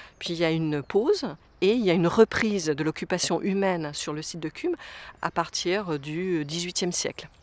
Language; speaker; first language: French; non-native, fluent; Italian